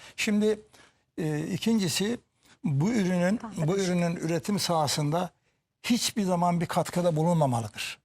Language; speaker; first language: Turkish; native; Turkish